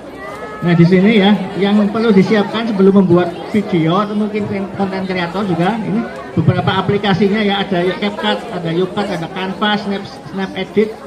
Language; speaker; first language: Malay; non-native, local second language; Javanese